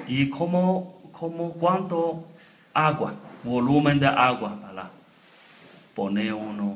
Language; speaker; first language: Spanish; non-native, learner; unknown